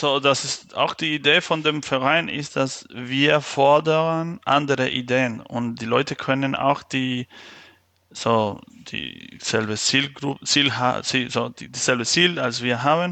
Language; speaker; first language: German; non-native, fluent; Spanish